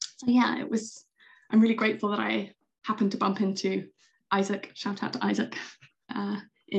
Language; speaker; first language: English; native; English